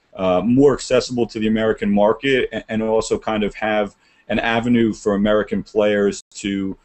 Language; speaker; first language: English; native; English